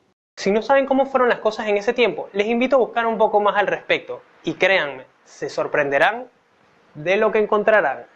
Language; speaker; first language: Spanish; native; Spanish